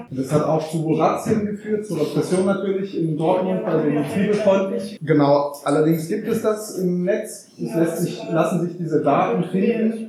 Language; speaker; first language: German; native; German